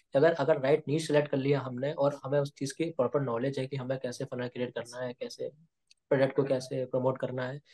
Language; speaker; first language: Hindi; native; Hindi